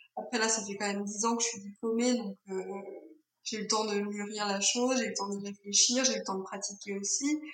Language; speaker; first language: French; native; French